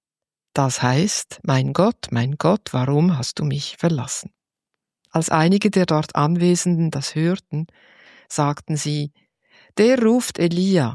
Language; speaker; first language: German; native; German